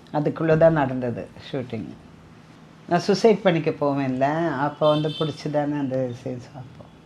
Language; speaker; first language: Tamil; non-native, local second language; Telugu